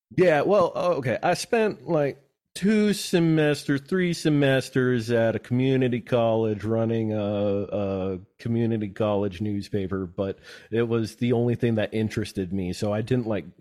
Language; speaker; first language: English; native; English